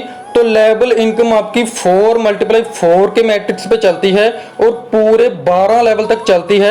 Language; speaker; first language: Hindi; native; Hindi